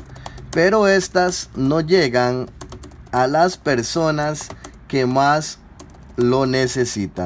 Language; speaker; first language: Spanish; native; Spanish